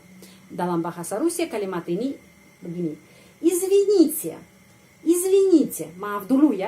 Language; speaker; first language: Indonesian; non-native, fluent; Russian